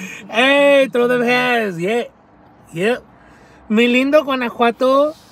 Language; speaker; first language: English; early bilingual, other home language; Spanish